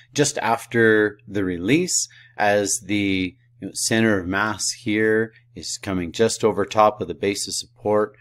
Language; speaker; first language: English; native; English